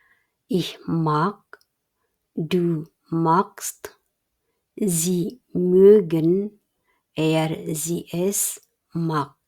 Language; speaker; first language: German; non-native, fluent; Indonesian